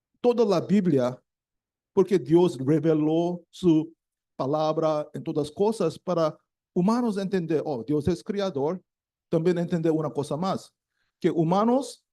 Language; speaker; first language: Spanish; non-native, learner; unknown